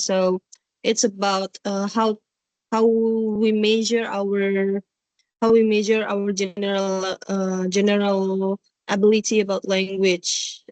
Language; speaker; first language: English; non-native, learner; Indonesian